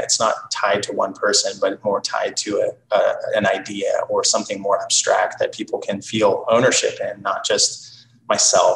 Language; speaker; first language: English; native; English